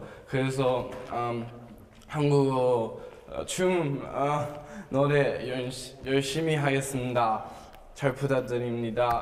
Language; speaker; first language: Korean; non-native, learner; Chinese